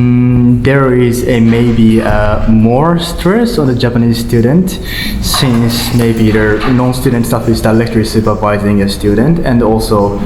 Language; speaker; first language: English; non-native, fluent; Japanese